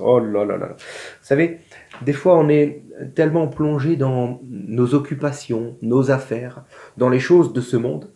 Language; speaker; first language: French; native; French